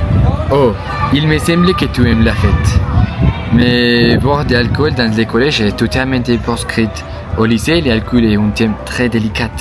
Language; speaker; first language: French; non-native, learner; Spanish